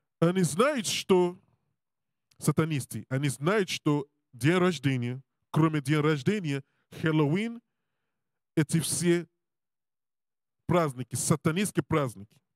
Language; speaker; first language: Russian; non-native, learner; Serbian